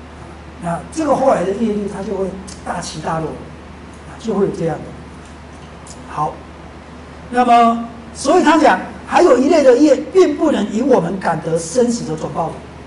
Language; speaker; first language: Chinese; native; Chinese